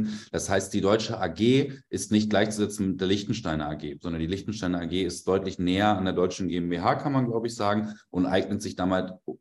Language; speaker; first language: German; native; German